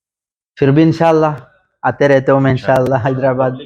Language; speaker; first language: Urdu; non-native, local second language; Malayalam